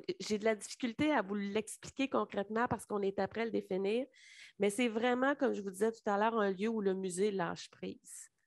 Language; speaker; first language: French; native; French